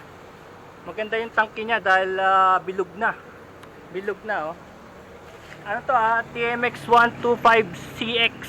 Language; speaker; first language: Filipino; native; Filipino